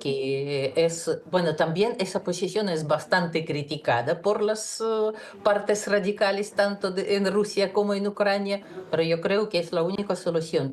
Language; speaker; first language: Spanish; non-native, fluent; Russian